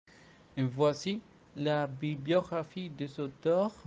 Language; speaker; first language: French; non-native, fluent; Spanish